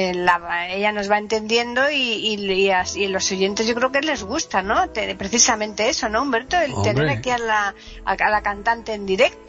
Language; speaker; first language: Spanish; native; Spanish